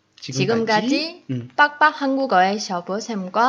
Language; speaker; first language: Korean; non-native, fluent; Chinese